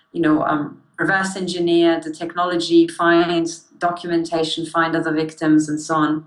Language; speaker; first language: English; early bilingual, other home language; German